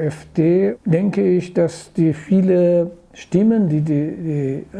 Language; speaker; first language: German; non-native, fluent; Persian